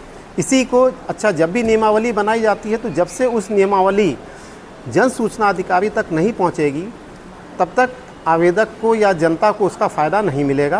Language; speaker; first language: Hindi; native; Hindi